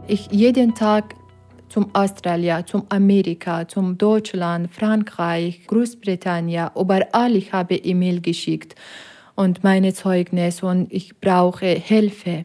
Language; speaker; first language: German; non-native, learner; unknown